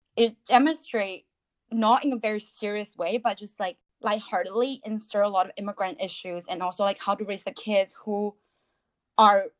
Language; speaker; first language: English; non-native, fluent; Chinese